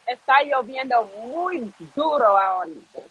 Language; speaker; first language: Spanish; non-native, learner; English